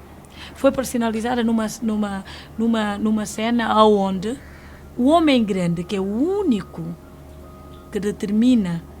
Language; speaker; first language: Portuguese; non-native, local second language; Upper Guinea Crioulo